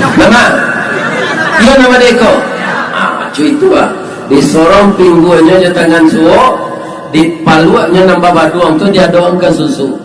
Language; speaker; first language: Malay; non-native, local second language; Minangkabau